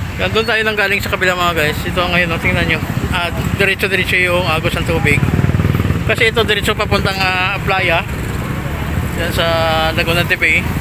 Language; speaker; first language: Filipino; native; Filipino